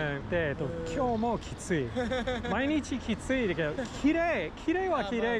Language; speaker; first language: Japanese; non-native, learner; English